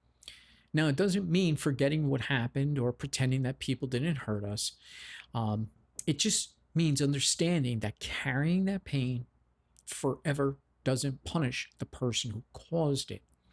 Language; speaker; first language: English; native; English